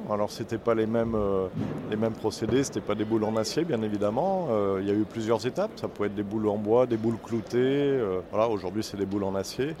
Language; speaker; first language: French; native; French